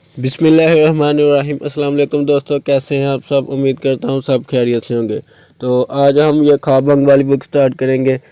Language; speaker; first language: Urdu; non-native, local second language; Punjabi